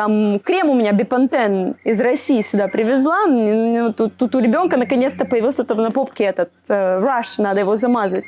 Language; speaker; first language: Russian; native; Russian